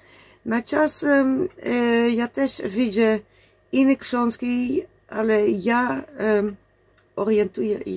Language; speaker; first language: Polish; non-native, learner; Dutch